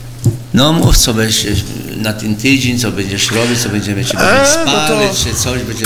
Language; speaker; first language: Polish; early bilingual, heritage; Polish